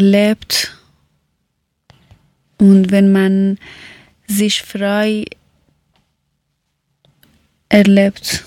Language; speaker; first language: German; non-native, learner; Persian